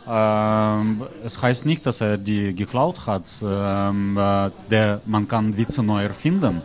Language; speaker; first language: German; non-native, fluent; Russian